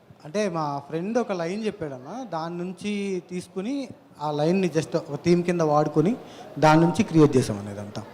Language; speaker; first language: Telugu; native; Telugu